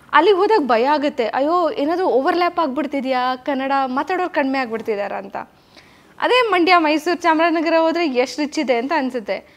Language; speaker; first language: Kannada; native; Kannada